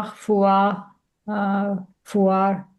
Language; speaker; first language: French; non-native, learner; Russian